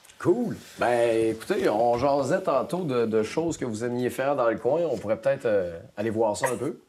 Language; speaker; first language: French; native; French